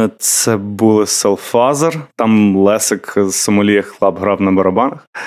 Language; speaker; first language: Ukrainian; native; Ukrainian